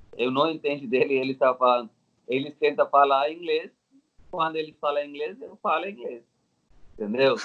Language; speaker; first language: Portuguese; non-native, learner; Telugu